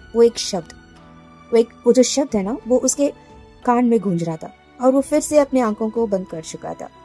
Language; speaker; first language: Hindi; non-native, local second language; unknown